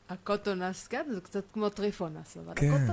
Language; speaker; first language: Hebrew; native; Hebrew